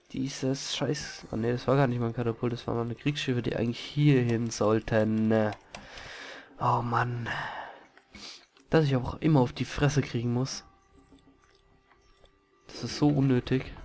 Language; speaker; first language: German; native; German